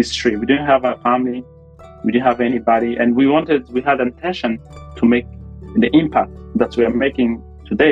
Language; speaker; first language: English; non-native, learner; Rundi